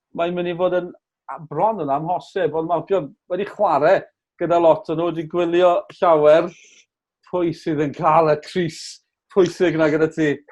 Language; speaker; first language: Welsh; native; Welsh